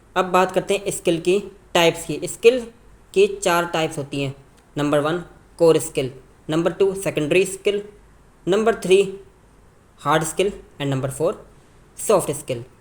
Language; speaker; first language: Urdu; native; Urdu